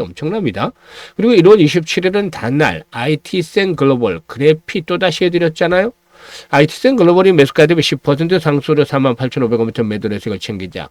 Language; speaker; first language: Korean; native; Korean